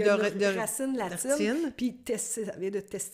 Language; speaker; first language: French; native; French